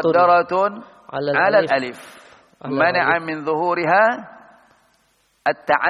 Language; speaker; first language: Arabic; non-native, fluent; Indonesian